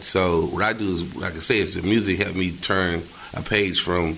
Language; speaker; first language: English; native; English